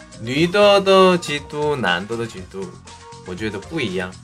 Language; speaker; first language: Chinese; non-native, learner; Korean